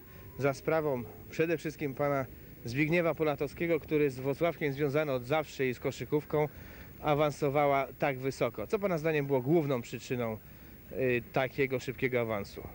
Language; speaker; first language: Polish; native; Polish